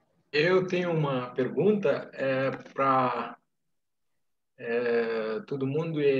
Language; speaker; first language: Portuguese; non-native, fluent; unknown